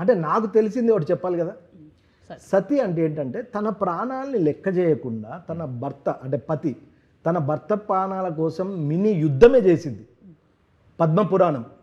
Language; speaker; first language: Telugu; native; Telugu